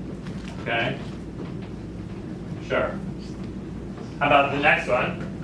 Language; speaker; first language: English; native; English